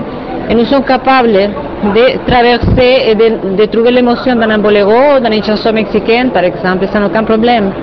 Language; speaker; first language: French; non-native, fluent; Spanish